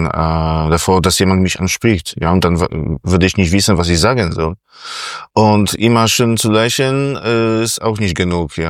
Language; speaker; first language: German; non-native, fluent; Polish